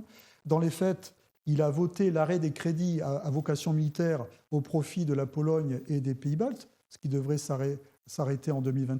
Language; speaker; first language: French; native; French